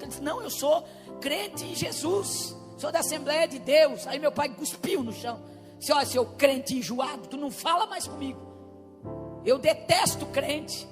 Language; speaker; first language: Portuguese; native; Portuguese